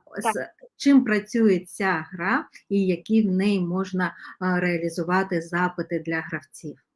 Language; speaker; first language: Ukrainian; non-native, local second language; Russian